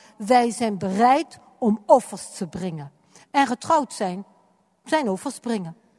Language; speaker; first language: Dutch; non-native, fluent; French